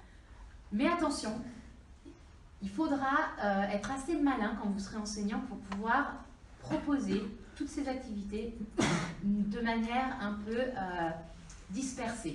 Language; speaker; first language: French; native; French